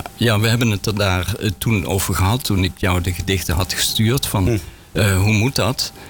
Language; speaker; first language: Dutch; native; Dutch